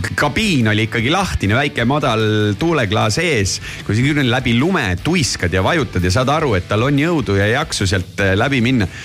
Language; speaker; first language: Estonian; native; Estonian